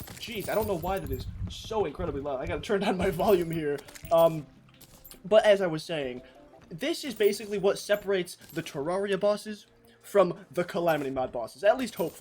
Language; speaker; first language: English; native; English